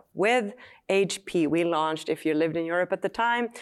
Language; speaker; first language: English; non-native, fluent; Swedish